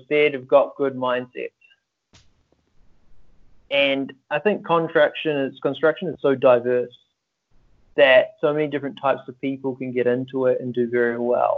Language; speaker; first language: English; native; English